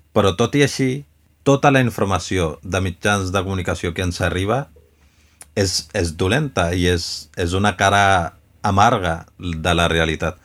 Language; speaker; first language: Catalan; early bilingual, other home language; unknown